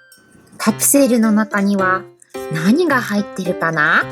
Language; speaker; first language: Japanese; native; Japanese